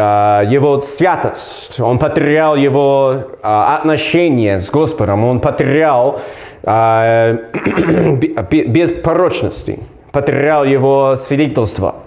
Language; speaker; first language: Russian; non-native, learner; English